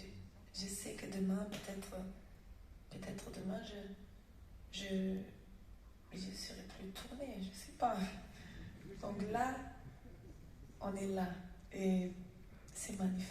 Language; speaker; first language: French; non-native, fluent; German